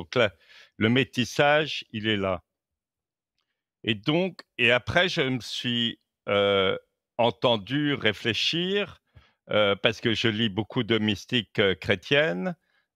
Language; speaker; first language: French; native; French